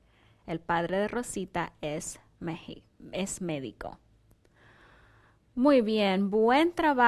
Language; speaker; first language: Spanish; non-native, fluent; English